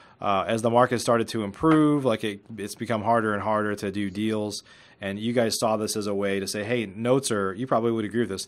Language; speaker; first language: English; native; English